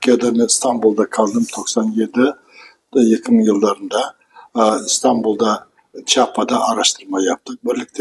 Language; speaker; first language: Turkish; non-native, learner; Kazakh